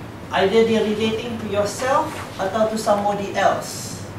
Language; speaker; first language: English; non-native, local second language; Malay